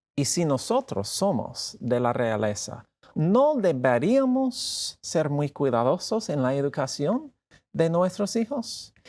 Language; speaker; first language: Spanish; non-native, fluent; English